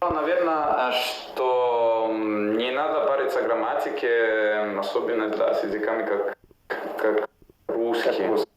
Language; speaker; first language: Russian; non-native, fluent; Italian